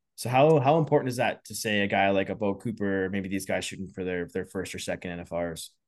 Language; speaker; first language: English; native; English